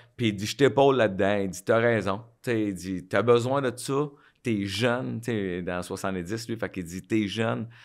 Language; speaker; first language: French; native; French